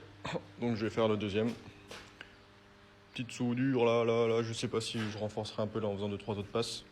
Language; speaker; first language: French; native; French